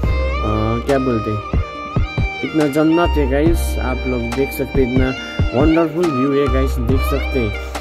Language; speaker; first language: Hindi; non-native, local second language; Nepali